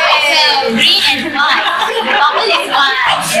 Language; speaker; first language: English; non-native, local second language; Malay